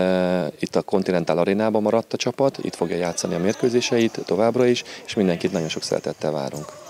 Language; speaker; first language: Hungarian; native; Hungarian